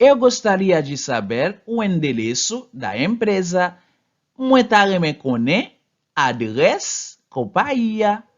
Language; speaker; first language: Portuguese; non-native, fluent; Haitian Creole